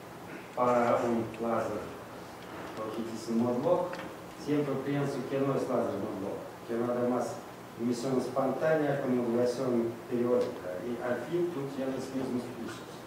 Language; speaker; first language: Spanish; non-native, fluent; Russian